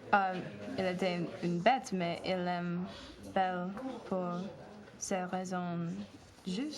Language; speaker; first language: French; non-native, learner; English